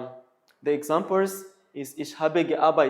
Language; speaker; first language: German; non-native, learner; Kinyarwanda